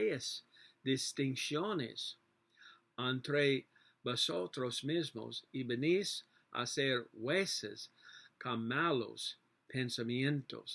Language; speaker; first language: Spanish; non-native, learner; English